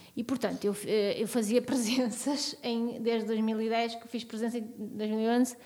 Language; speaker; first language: Portuguese; native; Portuguese